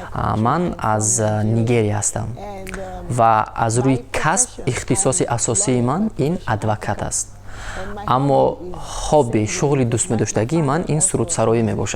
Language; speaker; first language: Persian; non-native, fluent; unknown